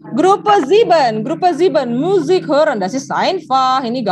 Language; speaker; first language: German; non-native, learner; Indonesian